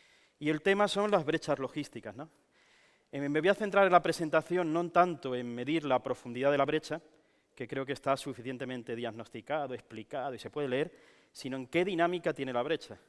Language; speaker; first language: Spanish; native; Spanish